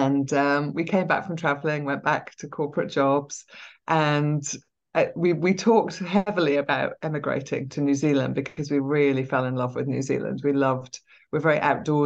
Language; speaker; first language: English; native; English